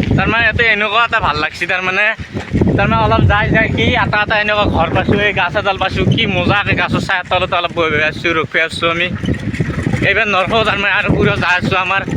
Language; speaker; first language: Assamese; non-native, local second language; Bangla